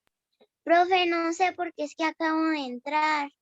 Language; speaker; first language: Spanish; native; Spanish